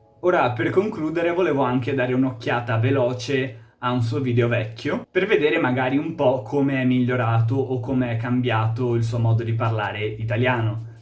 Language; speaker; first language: Italian; native; Italian